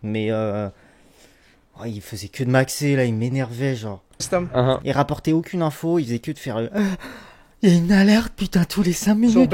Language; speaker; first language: French; native; French